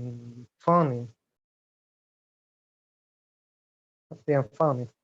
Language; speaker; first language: English; non-native, learner; Spanish